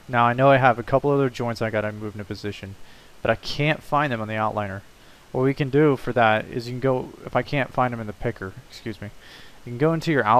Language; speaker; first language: English; native; English